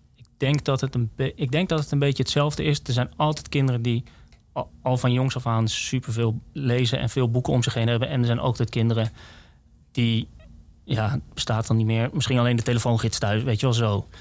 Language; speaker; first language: Dutch; native; Dutch